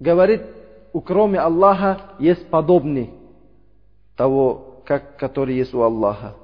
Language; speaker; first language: Russian; non-native, learner; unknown